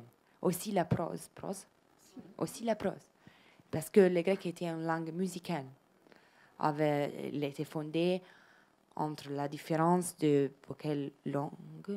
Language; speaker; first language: French; non-native, learner; Italian